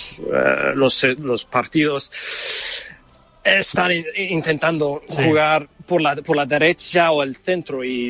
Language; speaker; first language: Spanish; non-native, fluent; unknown